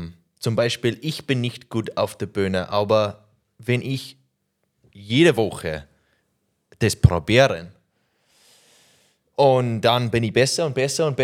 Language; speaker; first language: German; non-native, learner; English